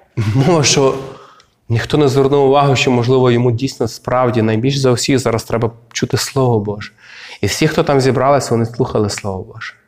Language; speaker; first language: Ukrainian; native; Ukrainian